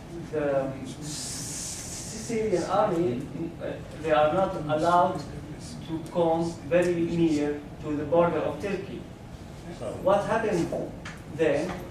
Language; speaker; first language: English; non-native, learner; Arabic